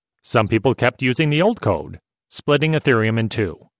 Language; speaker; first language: English; native; English